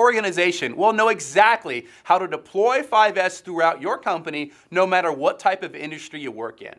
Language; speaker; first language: English; native; English